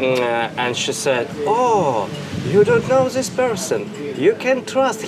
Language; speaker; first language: English; non-native, fluent; Russian